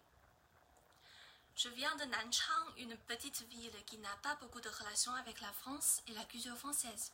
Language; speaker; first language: French; non-native, learner; Chinese